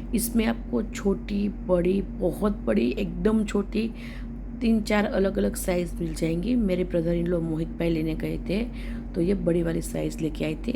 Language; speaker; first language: Hindi; non-native, local second language; Gujarati